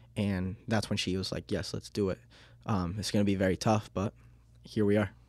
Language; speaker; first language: English; early bilingual, other home language; Spanish